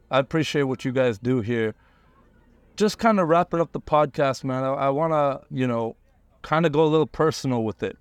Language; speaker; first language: English; early bilingual, other home language; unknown